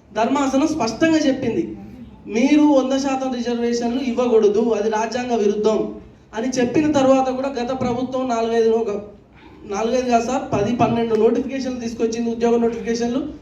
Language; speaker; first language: Telugu; native; Telugu